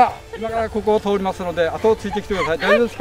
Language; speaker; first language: Japanese; native; Japanese